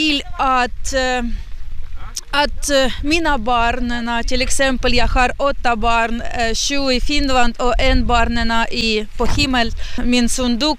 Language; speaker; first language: Swedish; non-native, learner; Ukrainian